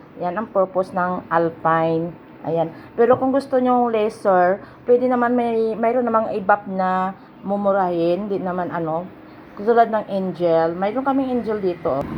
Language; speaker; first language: Filipino; non-native, local second language; Hiligaynon